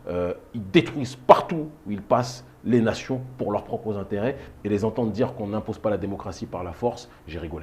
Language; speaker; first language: French; native; French